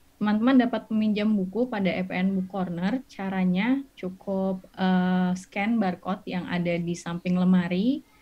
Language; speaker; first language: Indonesian; native; Indonesian